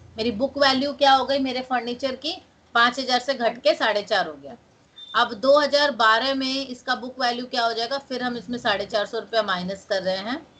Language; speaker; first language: Hindi; non-native, local second language; Bangla